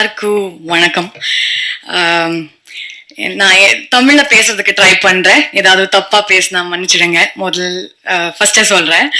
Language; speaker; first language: Tamil; non-native, learner; Kannada